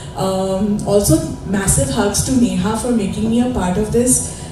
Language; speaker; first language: English; non-native, local second language; Marathi